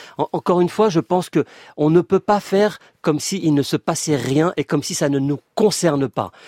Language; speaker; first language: French; native; French